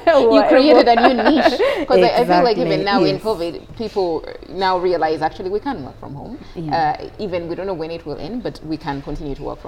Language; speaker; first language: English; non-native, local second language; Ganda